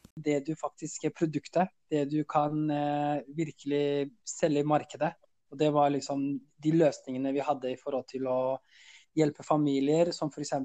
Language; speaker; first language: Norwegian; early bilingual, other home language; Somali